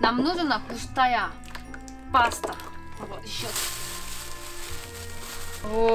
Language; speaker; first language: Russian; non-native, learner; Korean